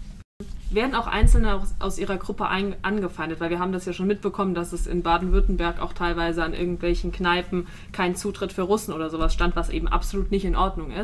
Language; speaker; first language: German; native; German